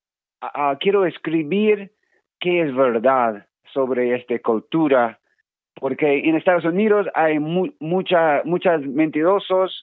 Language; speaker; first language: Spanish; non-native, learner; English